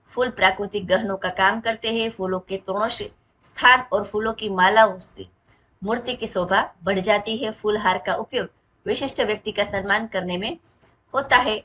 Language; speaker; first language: Hindi; non-native, local second language; Gujarati